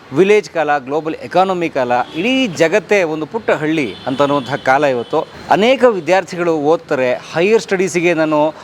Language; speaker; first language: Kannada; native; Kannada